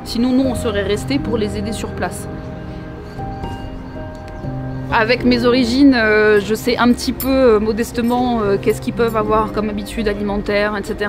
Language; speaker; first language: French; native; French